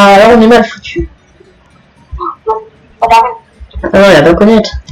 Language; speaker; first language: French; native; French